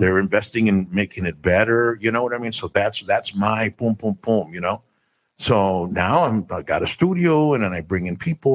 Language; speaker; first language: English; early bilingual, other home language; Spanish